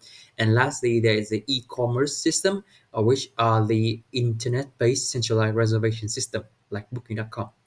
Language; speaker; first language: English; non-native, learner; Vietnamese